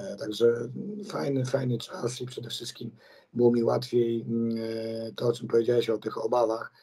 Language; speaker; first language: Polish; native; Polish